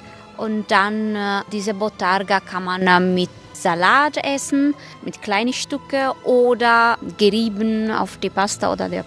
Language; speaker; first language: German; non-native, fluent; Italian